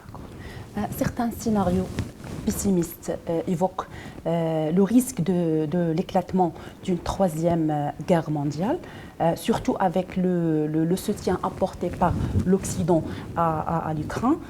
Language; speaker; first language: French; non-native, local second language; Arabic